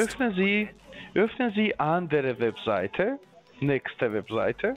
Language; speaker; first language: German; non-native, learner; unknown